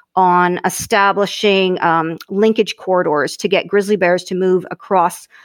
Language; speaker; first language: English; native; English